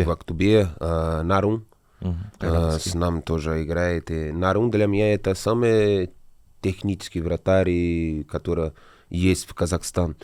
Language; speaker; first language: Russian; non-native, learner; Portuguese